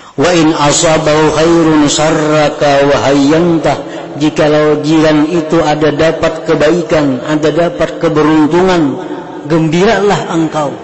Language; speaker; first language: Indonesian; native; Indonesian